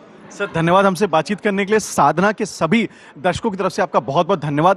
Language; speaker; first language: Hindi; native; Hindi